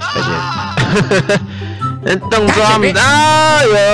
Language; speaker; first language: Chinese; native; Chinese